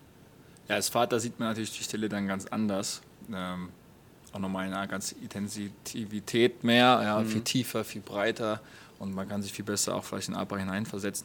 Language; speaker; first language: German; native; German